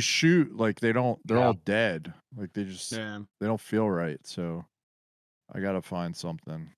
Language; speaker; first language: English; native; English